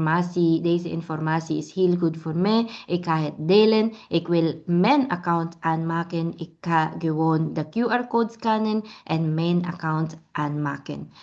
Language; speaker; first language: Dutch; non-native, learner; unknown